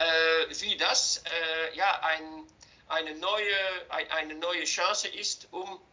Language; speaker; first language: German; non-native, fluent; Dutch